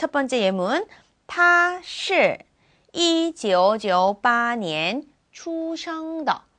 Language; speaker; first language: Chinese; non-native, fluent; Korean